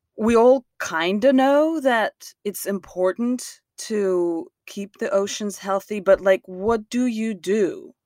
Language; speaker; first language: English; non-native, fluent; Russian